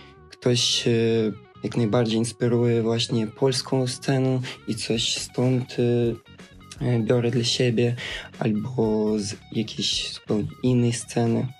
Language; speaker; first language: Polish; non-native, fluent; Russian